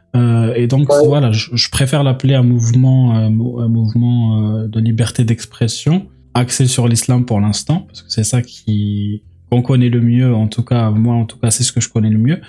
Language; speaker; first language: French; native; French